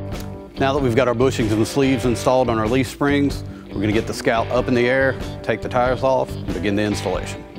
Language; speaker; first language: English; native; English